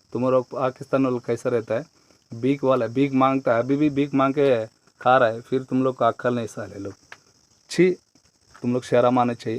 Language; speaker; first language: Hindi; non-native, local second language; Telugu